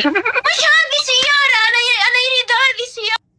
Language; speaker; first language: Arabic; non-native, learner; Pashto